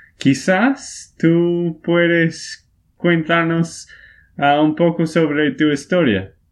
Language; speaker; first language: Spanish; non-native, fluent; English